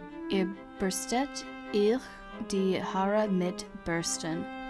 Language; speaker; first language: German; non-native, learner; English